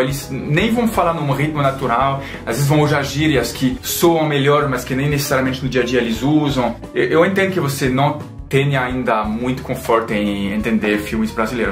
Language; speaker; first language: Portuguese; non-native, fluent; French